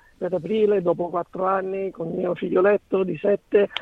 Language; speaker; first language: Italian; native; Italian